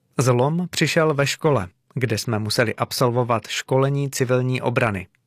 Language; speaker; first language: Czech; native; Czech